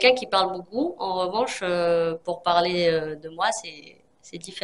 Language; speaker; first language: French; native; French